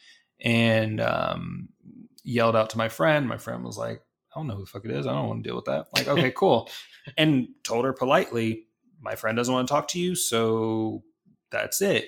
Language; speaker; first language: English; native; English